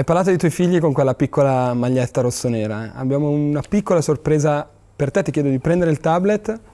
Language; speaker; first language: Italian; native; Italian